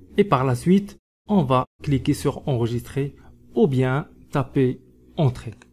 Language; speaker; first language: French; non-native, local second language; Arabic